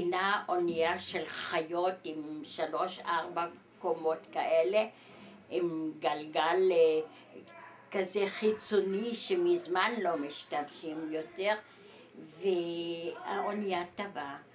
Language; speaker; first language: Hebrew; early bilingual, other home language; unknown